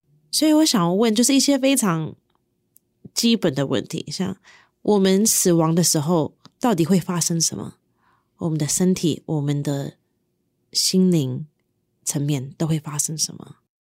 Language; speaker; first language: Chinese; native; Chinese